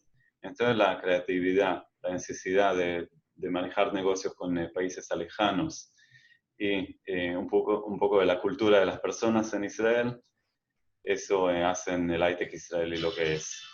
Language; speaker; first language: Spanish; non-native, fluent; Hebrew